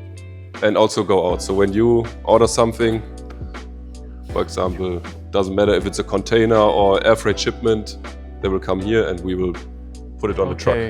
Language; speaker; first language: English; non-native, fluent; German